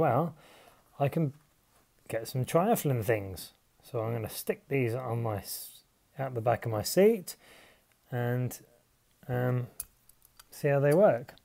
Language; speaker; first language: English; native; English